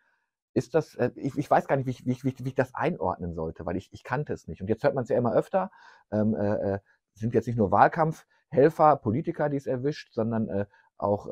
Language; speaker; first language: German; native; German